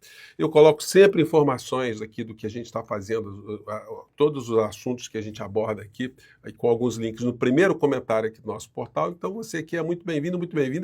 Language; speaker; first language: Portuguese; native; Portuguese